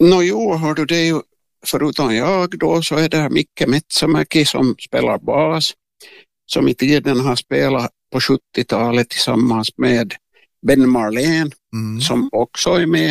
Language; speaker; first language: Swedish; native; Swedish